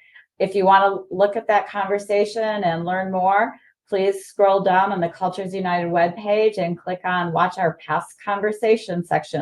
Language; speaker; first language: English; native; English